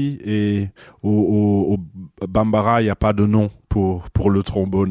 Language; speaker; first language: French; non-native, fluent; German